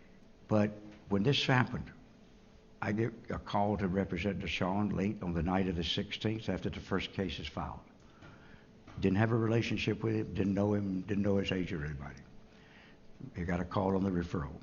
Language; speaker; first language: English; native; English